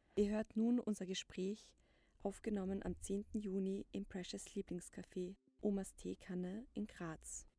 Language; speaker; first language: German; native; German